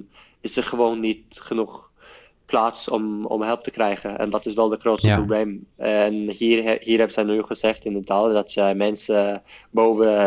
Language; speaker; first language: Dutch; non-native, fluent; Norwegian